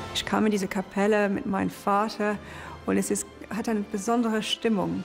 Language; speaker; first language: German; non-native, fluent; English